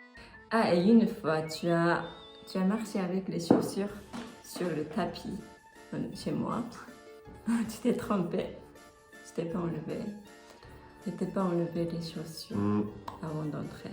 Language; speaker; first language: French; non-native, fluent; Japanese